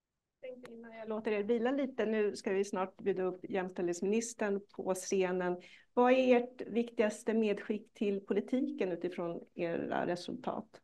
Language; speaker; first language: Swedish; native; Swedish